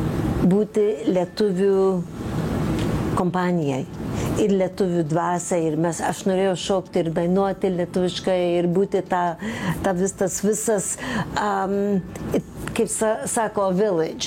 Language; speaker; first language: Lithuanian; early bilingual, heritage; Lithuanian